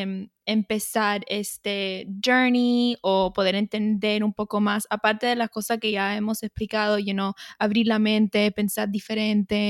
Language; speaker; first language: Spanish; early bilingual, heritage; Spanish